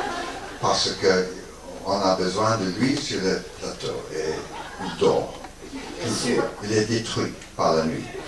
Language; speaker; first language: French; non-native, learner; English